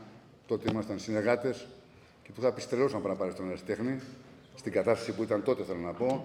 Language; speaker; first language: Greek; native; Greek